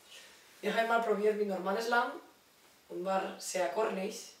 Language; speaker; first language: German; non-native, learner; Spanish